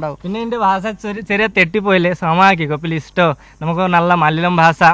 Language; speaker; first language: Malayalam; non-native, local second language; Bangla